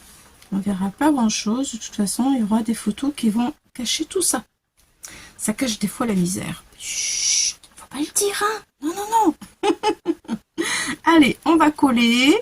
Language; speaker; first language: French; native; French